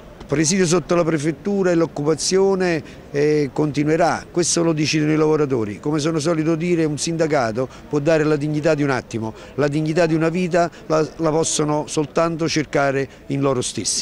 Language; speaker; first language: Italian; native; Italian